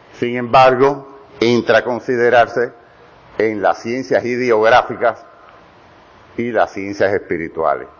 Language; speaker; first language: Spanish; native; Spanish